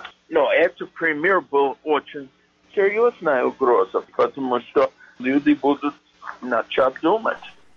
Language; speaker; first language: Russian; non-native, fluent; English